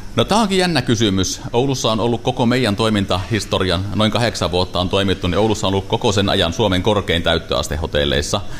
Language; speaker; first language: Finnish; native; Finnish